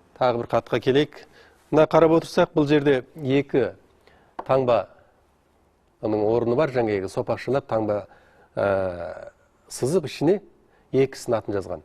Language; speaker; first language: Kazakh; native; Kazakh